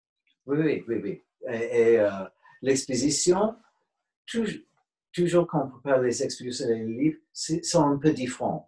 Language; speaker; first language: French; non-native, fluent; English